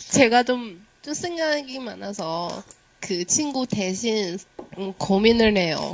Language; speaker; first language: Korean; non-native, learner; Chinese